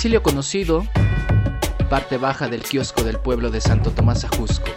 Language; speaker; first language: Spanish; native; Spanish